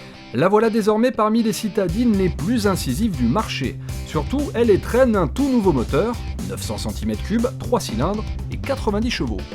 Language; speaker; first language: French; native; French